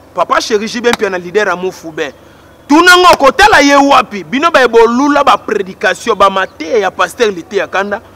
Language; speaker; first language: Lingala; native; Lingala